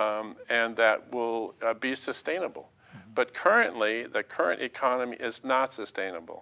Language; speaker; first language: English; native; English